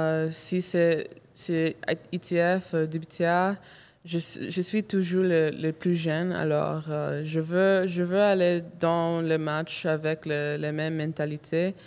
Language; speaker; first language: French; non-native, local second language; English